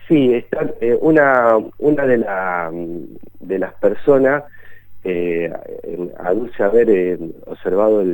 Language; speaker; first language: Spanish; native; Spanish